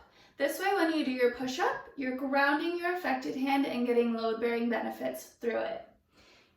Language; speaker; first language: English; native; English